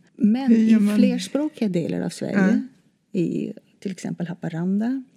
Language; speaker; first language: Swedish; non-native, fluent; Dutch